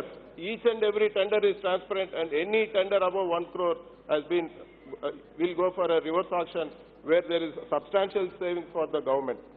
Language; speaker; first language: English; non-native, local second language; Telugu